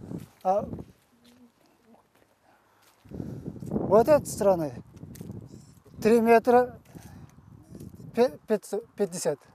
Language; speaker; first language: Russian; non-native, learner; Uzbek